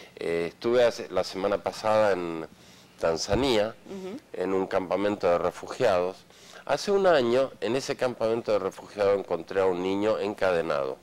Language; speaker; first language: Spanish; non-native, fluent; Swedish